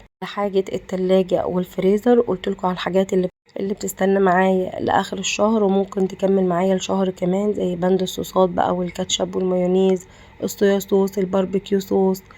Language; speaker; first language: Arabic; native; Arabic